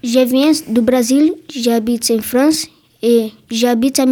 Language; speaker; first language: French; non-native, learner; Portuguese